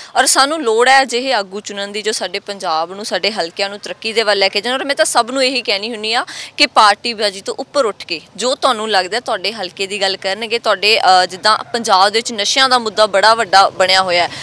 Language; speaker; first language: Punjabi; native; Punjabi